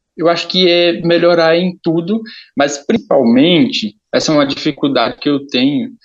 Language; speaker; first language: Portuguese; native; Portuguese